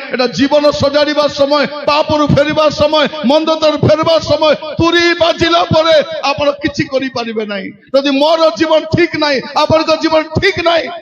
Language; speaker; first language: Odia; non-native, local second language; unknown